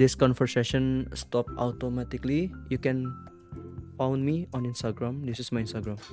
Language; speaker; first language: English; non-native, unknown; Indonesian